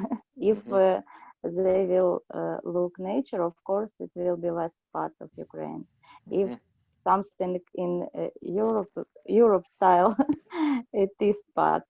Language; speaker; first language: English; non-native, learner; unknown